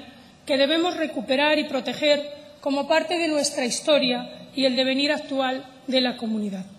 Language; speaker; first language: Spanish; native; Spanish